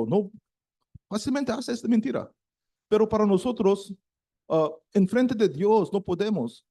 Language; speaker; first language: Spanish; non-native, learner; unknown